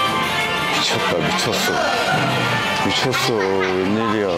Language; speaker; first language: Korean; native; Korean